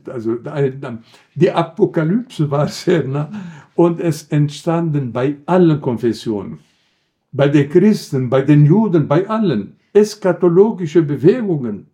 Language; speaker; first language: German; non-native, fluent; Arabic